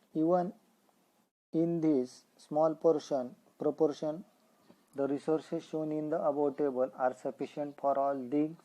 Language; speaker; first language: English; non-native, local second language; Marathi